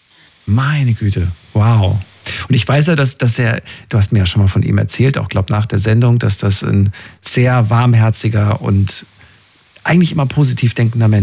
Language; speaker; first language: German; native; German